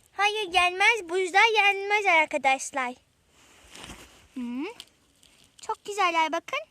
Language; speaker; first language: Turkish; native; Turkish